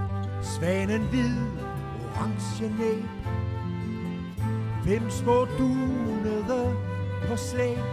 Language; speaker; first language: Danish; native; Danish